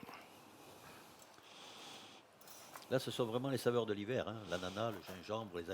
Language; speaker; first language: French; native; French